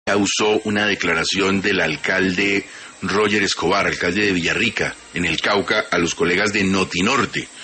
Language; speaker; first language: Spanish; native; Spanish